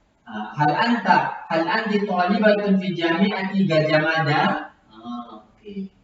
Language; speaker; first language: Arabic; non-native, fluent; Indonesian